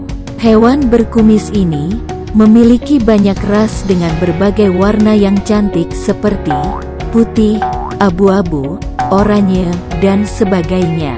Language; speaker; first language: Indonesian; native; Indonesian